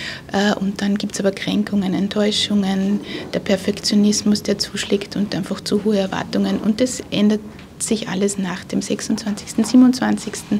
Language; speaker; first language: German; native; German